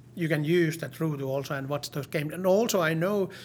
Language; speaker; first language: English; non-native, learner; Finnish